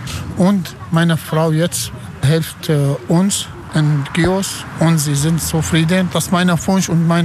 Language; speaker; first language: German; non-native, learner; Arabic